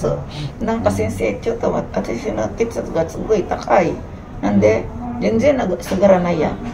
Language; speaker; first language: Japanese; non-native, learner; Filipino